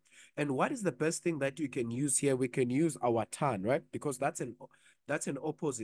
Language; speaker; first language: English; non-native, local second language; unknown